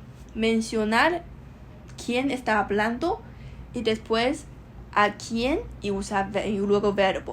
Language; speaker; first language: Spanish; non-native, learner; Chinese